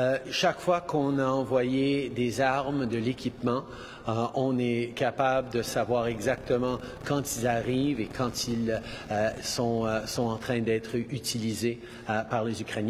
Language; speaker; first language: French; early bilingual, heritage; French